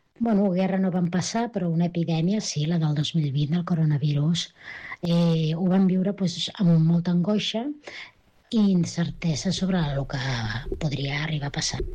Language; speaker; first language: Catalan; native; Catalan